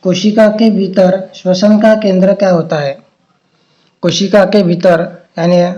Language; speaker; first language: Hindi; non-native, local second language; Marathi